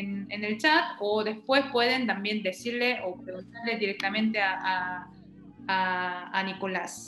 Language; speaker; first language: Spanish; non-native, fluent; Korean